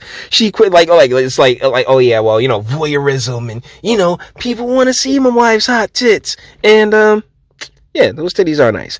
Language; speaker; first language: English; native; English